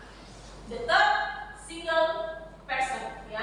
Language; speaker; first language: English; non-native, learner; Indonesian